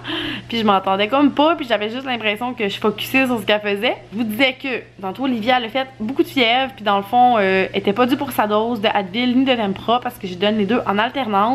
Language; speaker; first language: French; native; French